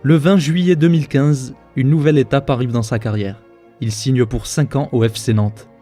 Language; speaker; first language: French; native; French